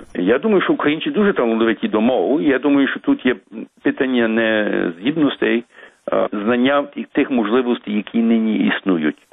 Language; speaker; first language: Ukrainian; early bilingual, heritage; Ukrainian